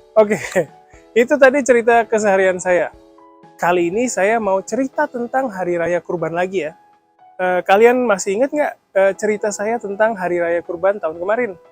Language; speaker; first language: Indonesian; native; Indonesian